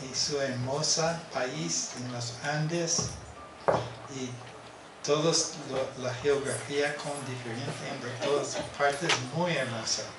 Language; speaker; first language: Spanish; non-native, learner; English